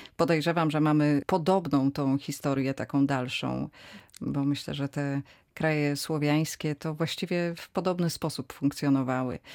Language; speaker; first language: Polish; native; Polish